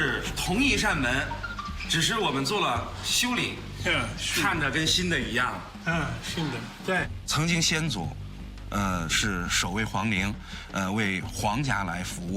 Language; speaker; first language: Chinese; native; Chinese